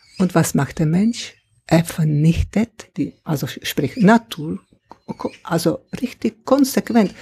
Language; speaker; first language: German; non-native, fluent; Czech